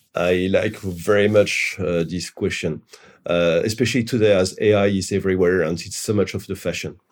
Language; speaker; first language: English; non-native, fluent; French